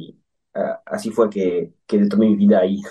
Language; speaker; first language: Spanish; early bilingual, heritage; Spanish